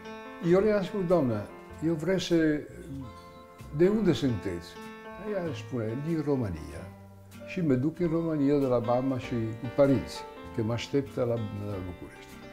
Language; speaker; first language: Romanian; non-native, learner; Italian